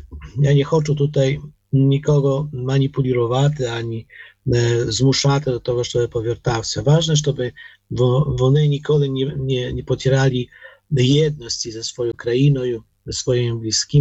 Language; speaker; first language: Polish; non-native, learner; Ukrainian